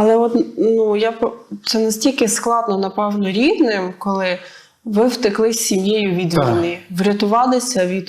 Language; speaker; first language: Ukrainian; native; Ukrainian